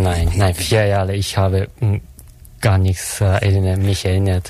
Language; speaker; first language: German; non-native, learner; Japanese